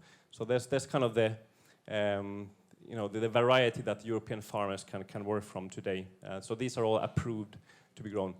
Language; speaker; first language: English; non-native, fluent; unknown